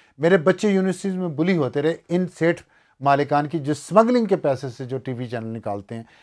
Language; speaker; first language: Urdu; non-native, local second language; Punjabi